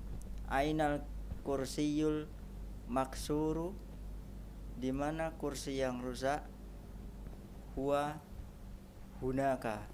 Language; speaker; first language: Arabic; non-native, learner; Indonesian